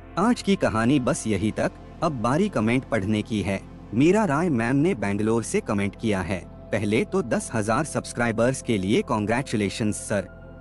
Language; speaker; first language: Hindi; native; Hindi